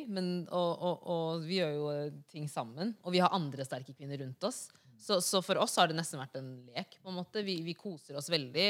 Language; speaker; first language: Norwegian; early bilingual, other home language; Wolof